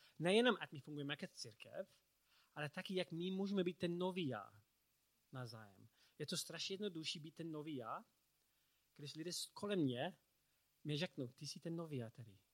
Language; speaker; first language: Czech; non-native, learner; English